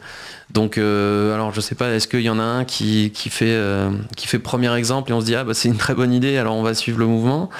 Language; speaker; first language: French; native; French